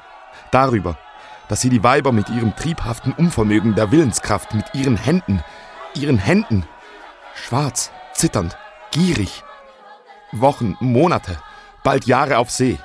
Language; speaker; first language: German; native; German